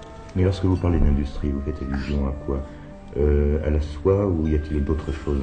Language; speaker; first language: French; native; French